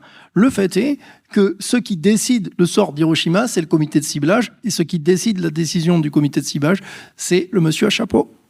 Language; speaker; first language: French; native; French